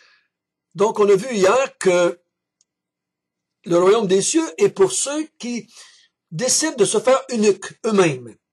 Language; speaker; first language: French; native; French